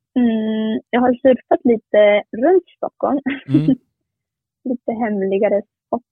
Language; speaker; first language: Swedish; non-native, fluent; Spanish